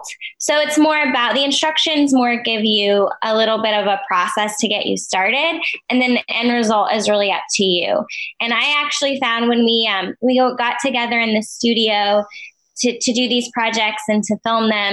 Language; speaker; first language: English; native; English